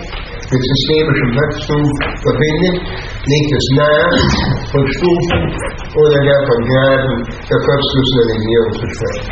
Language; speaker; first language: German; native; German